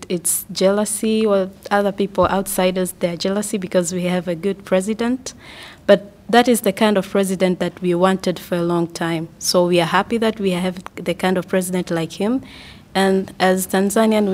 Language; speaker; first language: English; non-native, local second language; Swahili